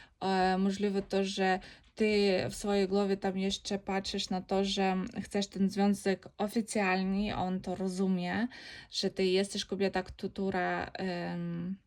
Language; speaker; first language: Polish; non-native, learner; Ukrainian